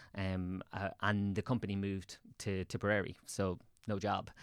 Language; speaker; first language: English; native; English